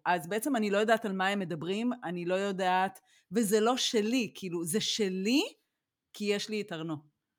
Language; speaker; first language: Hebrew; native; Hebrew